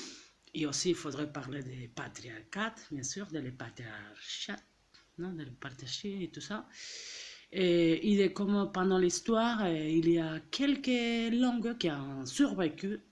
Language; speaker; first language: French; non-native, fluent; Catalan